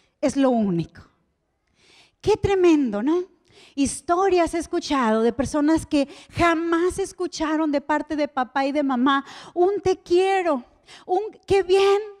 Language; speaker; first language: Spanish; native; Spanish